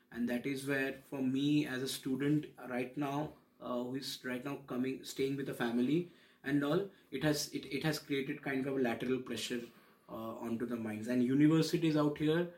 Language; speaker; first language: English; non-native, local second language; Bangla